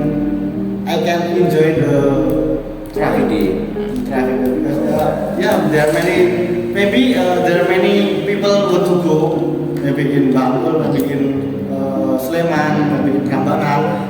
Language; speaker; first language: English; non-native, learner; Indonesian